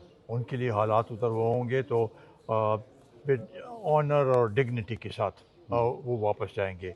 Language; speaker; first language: Urdu; non-native, local second language; Pashto